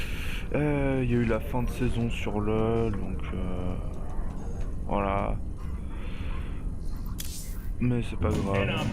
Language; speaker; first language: French; native; French